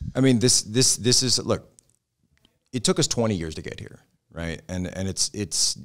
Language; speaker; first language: English; native; English